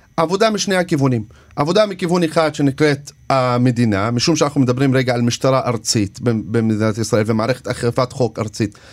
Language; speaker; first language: Hebrew; non-native, local second language; Arabic